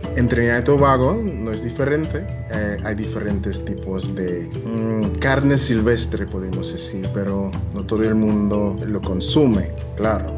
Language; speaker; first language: Spanish; non-native, fluent; English